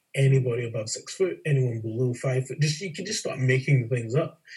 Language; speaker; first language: English; native; English